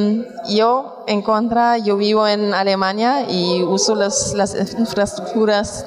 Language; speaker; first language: Spanish; non-native, fluent; German